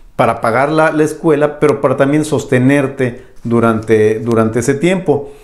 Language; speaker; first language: Spanish; native; Spanish